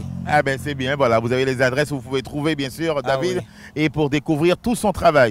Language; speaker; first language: French; native; French